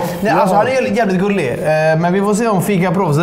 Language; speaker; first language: Swedish; native; Swedish